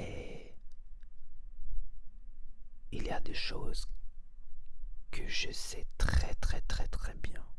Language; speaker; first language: French; non-native, learner; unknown